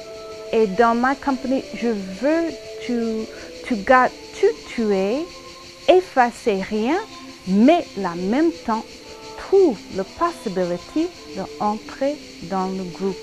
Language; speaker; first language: French; non-native, fluent; English